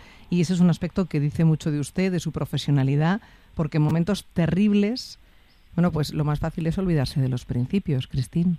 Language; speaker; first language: Spanish; native; Spanish